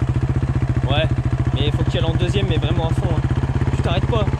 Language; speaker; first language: French; native; French